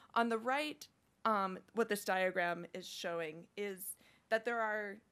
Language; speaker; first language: English; native; English